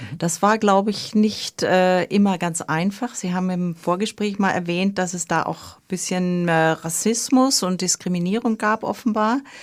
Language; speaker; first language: German; native; German